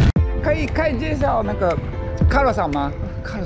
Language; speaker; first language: Chinese; non-native, learner; Japanese